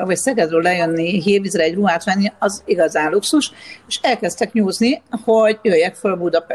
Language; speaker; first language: Hungarian; native; Hungarian